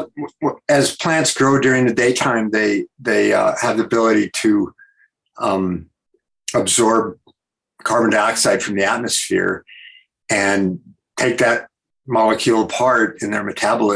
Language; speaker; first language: English; native; English